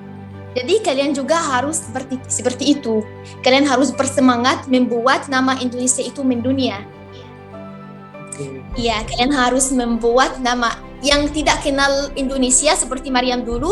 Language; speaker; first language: Indonesian; non-native, fluent; Arabic